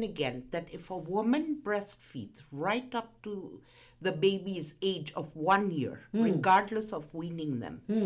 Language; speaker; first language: English; non-native, local second language; Gujarati